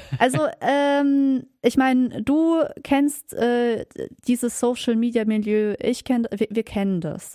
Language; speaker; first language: German; native; German